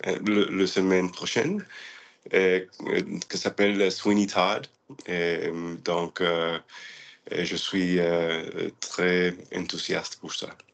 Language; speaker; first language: French; non-native, learner; English